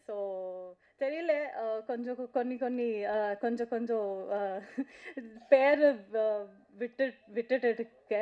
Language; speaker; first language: Tamil; non-native, learner; Kannada